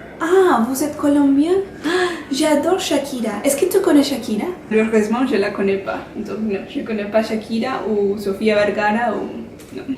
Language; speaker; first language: French; non-native, fluent; Spanish